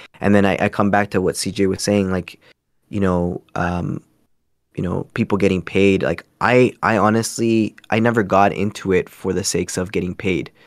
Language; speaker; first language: English; early bilingual, other home language; Spanish